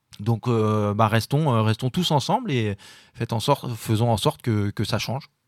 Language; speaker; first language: French; native; French